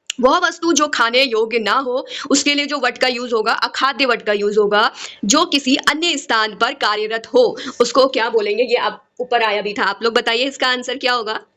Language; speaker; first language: Hindi; native; Hindi